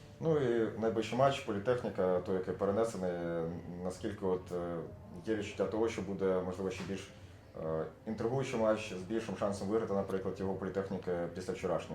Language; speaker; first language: Ukrainian; native; Ukrainian